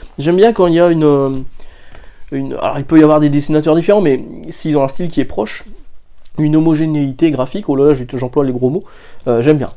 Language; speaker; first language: French; native; French